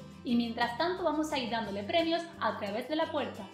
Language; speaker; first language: Spanish; native; Spanish